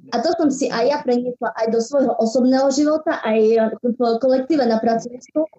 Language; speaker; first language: Slovak; native; Slovak